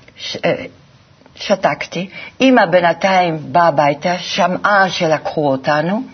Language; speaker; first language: Hebrew; non-native, fluent; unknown